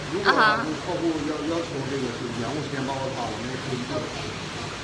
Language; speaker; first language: Chinese; native; Chinese